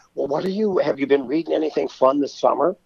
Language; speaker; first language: English; native; English